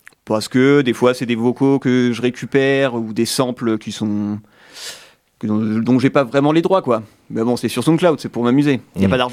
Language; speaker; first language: French; native; French